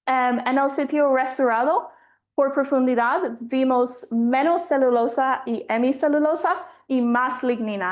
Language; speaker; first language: Spanish; non-native, fluent; English